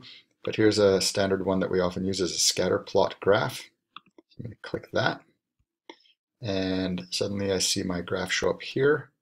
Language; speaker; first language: English; native; English